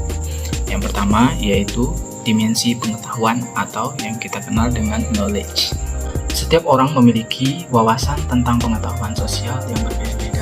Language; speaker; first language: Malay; non-native, local second language; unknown